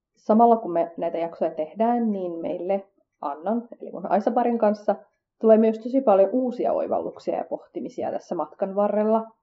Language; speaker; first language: Finnish; early bilingual, other home language; Kurdish